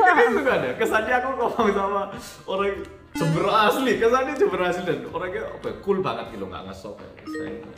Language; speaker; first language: Indonesian; native; Indonesian